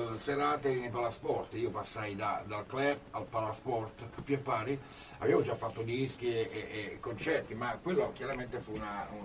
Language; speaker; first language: Italian; native; Italian